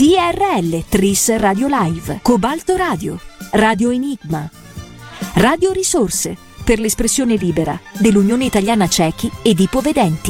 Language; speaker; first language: Italian; native; Italian